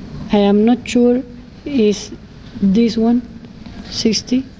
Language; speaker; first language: English; non-native, fluent; Spanish